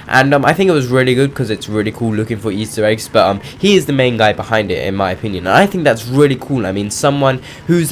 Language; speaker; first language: English; native; English